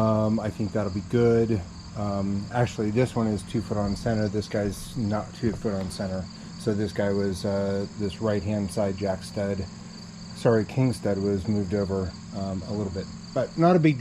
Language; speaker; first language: English; native; English